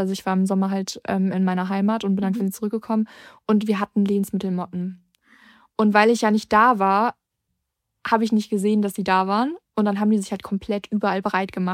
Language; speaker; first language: German; native; German